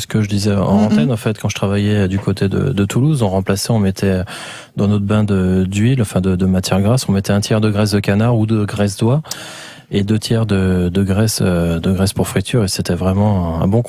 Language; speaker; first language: French; native; French